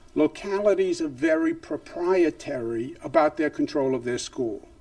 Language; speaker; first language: English; native; English